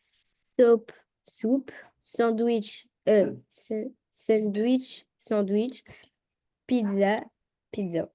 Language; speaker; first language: English; non-native, learner; French